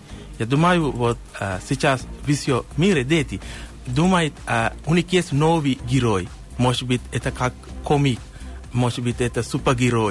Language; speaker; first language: Russian; non-native, learner; Sinhala